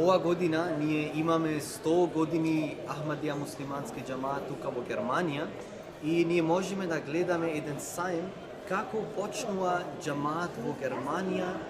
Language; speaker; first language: Macedonian; non-native, learner; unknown